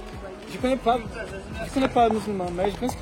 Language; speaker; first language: French; non-native, learner; Portuguese